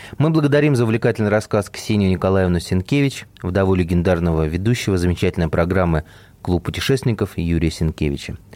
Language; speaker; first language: Russian; native; Russian